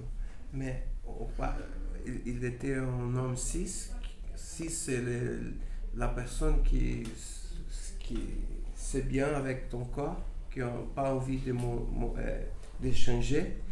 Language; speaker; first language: French; non-native, learner; Portuguese